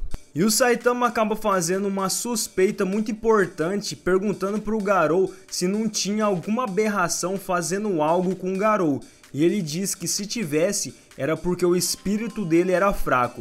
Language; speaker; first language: Portuguese; native; Portuguese